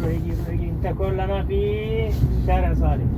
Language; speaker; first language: Arabic; non-native, learner; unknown